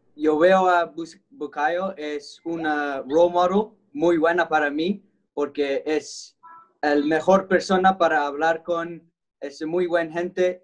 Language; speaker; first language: Spanish; early bilingual, heritage; Spanish